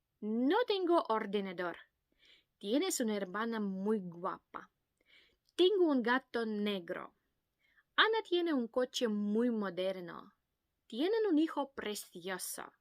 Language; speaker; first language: Spanish; non-native, fluent; Ukrainian